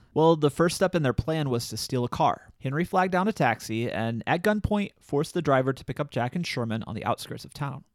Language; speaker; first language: English; native; English